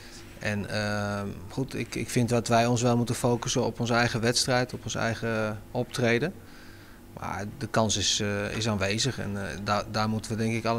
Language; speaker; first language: Dutch; native; Dutch